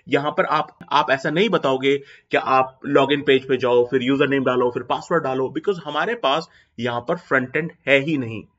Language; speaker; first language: Hindi; native; Hindi